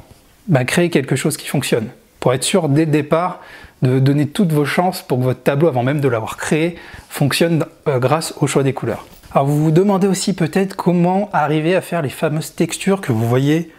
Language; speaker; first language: French; native; French